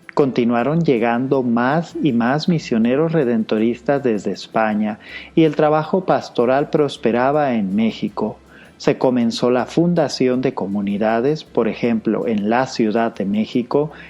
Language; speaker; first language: Spanish; native; Spanish